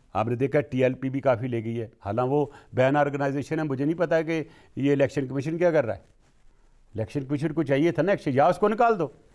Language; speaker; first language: Urdu; non-native, local second language; Punjabi